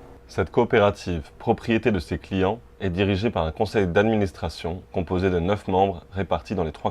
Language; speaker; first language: French; native; French